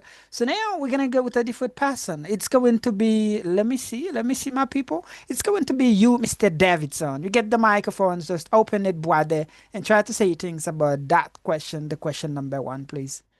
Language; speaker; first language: English; non-native, fluent; Haitian Creole